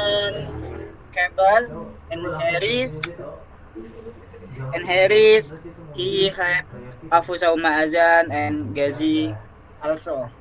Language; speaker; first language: English; non-native, learner; Indonesian